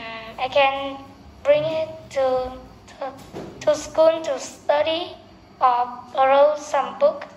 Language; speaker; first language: English; non-native, learner; Vietnamese